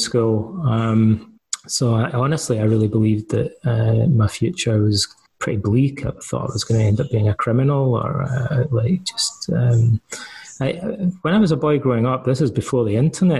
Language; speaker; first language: English; native; English